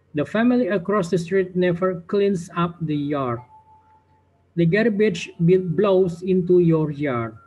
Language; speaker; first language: English; non-native, fluent; Indonesian